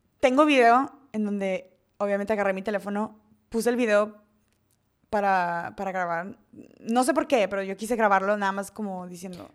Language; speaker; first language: Spanish; early bilingual, heritage; Spanish